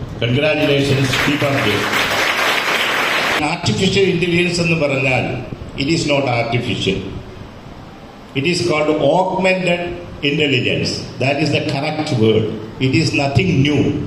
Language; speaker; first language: English; non-native, local second language; Malayalam